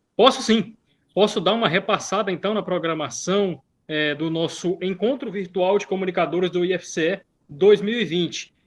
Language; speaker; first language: Portuguese; native; Portuguese